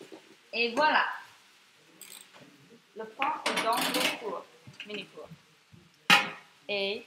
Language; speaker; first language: French; non-native, learner; English